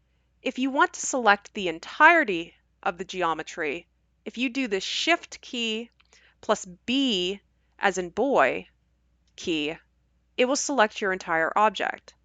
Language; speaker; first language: English; native; English